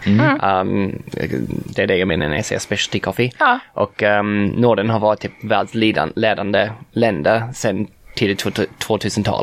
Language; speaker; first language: Swedish; non-native, fluent; English